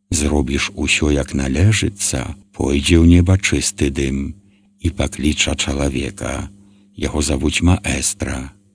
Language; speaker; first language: Belarusian; native; Belarusian